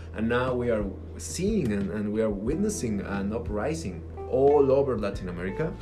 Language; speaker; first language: English; non-native, fluent; Spanish